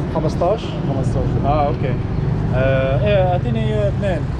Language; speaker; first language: Arabic; non-native, learner; English